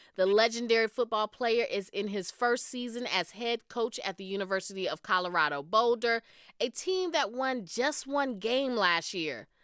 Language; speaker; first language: English; native; English